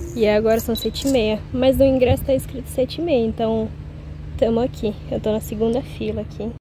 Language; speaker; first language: Portuguese; non-native, fluent; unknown